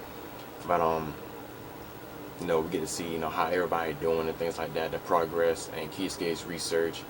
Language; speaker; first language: English; native; English